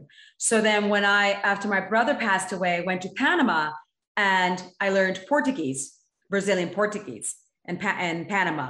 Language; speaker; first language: English; native; English